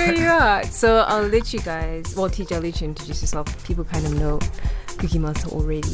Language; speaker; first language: English; non-native, local second language; Shona